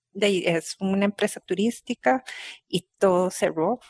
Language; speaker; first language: Spanish; native; Spanish